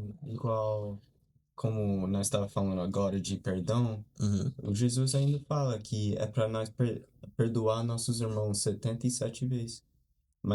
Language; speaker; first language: Portuguese; early bilingual, heritage; Portuguese